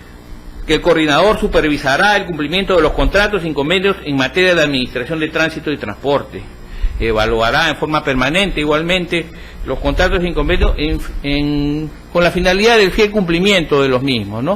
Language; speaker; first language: Spanish; native; Spanish